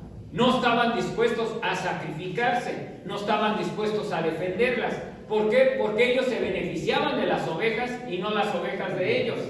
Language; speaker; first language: Spanish; native; Spanish